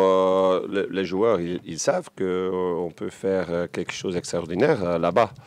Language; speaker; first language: French; non-native, local second language; Dutch